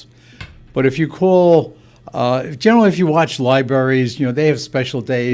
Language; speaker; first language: English; native; English